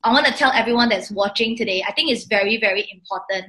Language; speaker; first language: English; non-native, local second language; Chinese